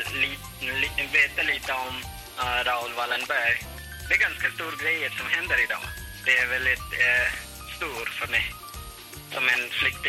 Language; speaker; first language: Swedish; non-native, fluent; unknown